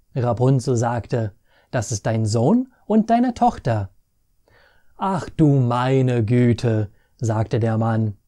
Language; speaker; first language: German; non-native, fluent; English